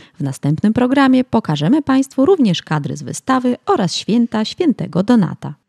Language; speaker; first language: Polish; early bilingual, heritage; Polish